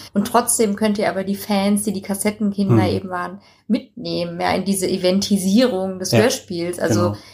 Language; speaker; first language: German; native; German